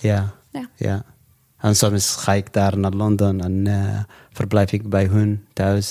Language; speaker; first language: Dutch; non-native, local second language; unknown